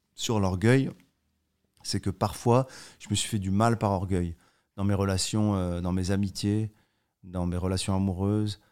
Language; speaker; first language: French; native; French